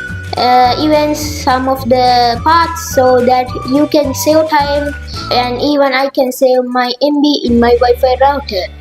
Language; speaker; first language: English; non-native, local second language; Sinhala